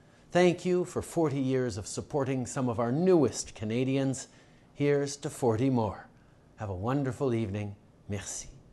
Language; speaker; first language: English; early bilingual, other home language; French